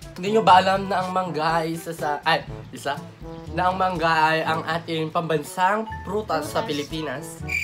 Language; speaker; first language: Filipino; non-native, local second language; Iloko